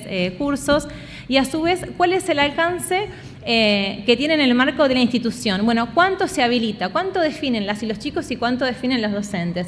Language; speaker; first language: Spanish; native; Spanish